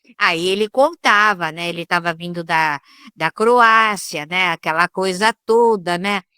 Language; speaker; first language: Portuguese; early bilingual, other home language; Italian